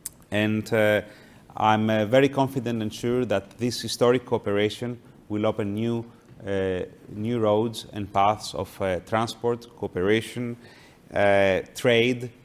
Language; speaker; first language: English; non-native, fluent; Greek